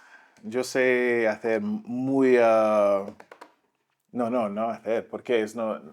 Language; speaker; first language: Spanish; non-native, learner; English